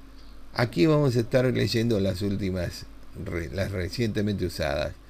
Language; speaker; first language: Spanish; native; Spanish